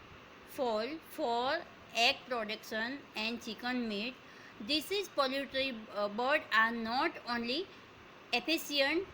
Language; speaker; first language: English; non-native, local second language; Hindi